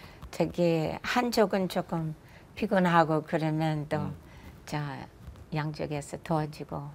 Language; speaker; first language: Korean; non-native, fluent; English